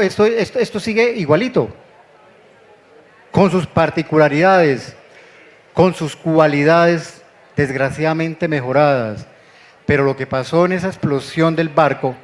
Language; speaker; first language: Spanish; native; Spanish